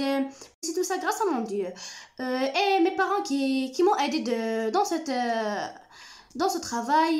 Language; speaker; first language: French; non-native, learner; Arabic